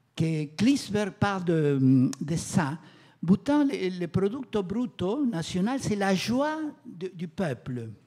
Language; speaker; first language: French; non-native, fluent; Spanish